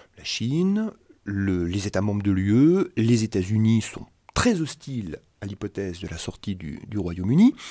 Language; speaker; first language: French; native; French